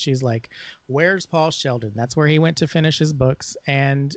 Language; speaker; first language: English; native; English